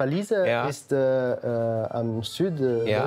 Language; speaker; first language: German; non-native, learner; Dutch